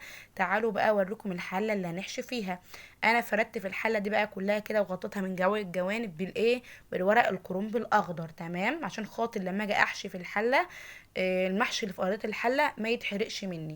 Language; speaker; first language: Arabic; native; Arabic